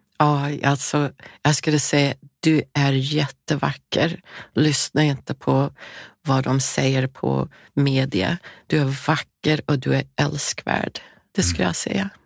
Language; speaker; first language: Swedish; non-native, fluent; English